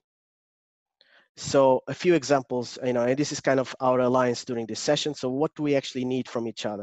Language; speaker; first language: English; non-native, fluent; Portuguese